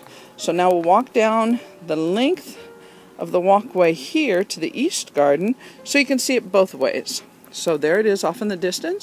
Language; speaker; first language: English; native; English